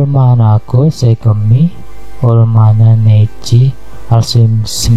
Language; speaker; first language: Korean; non-native, learner; Indonesian